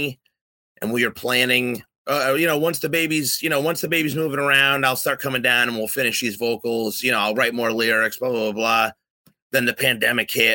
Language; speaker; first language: English; native; English